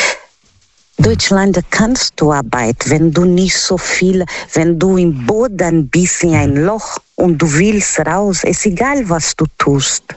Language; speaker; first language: German; non-native, learner; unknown